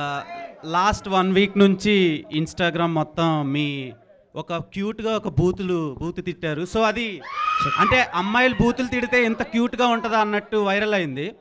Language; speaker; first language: Telugu; native; Telugu